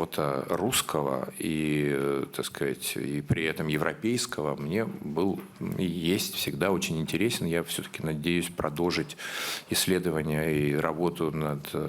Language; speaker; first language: Russian; native; Russian